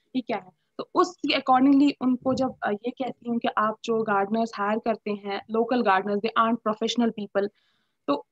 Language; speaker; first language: Hindi; native; Hindi